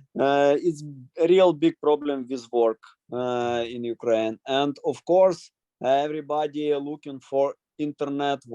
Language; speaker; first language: English; non-native, learner; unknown